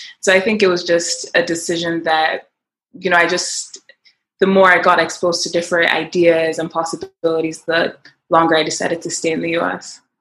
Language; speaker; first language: English; non-native, local second language; Yoruba